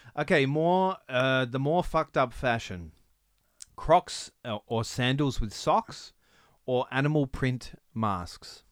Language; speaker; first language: English; native; English